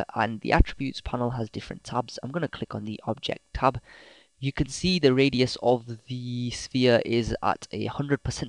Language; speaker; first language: English; native; English